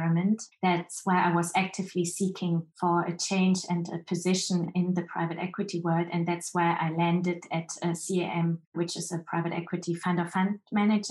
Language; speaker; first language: English; non-native, fluent; Chinese